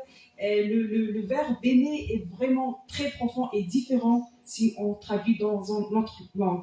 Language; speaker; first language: French; non-native, local second language; Arabic